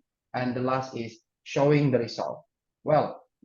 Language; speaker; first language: English; non-native, learner; Indonesian